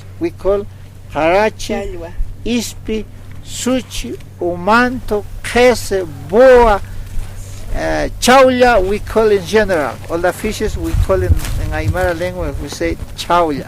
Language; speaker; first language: English; non-native, learner; Spanish